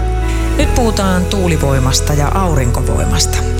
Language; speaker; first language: Finnish; native; Finnish